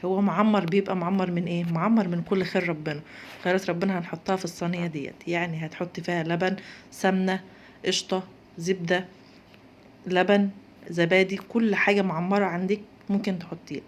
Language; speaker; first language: Arabic; native; Arabic